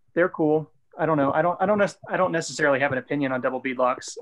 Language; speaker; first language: English; native; English